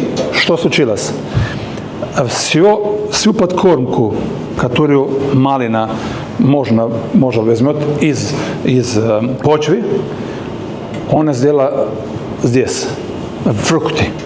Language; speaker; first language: Russian; non-native, learner; Serbian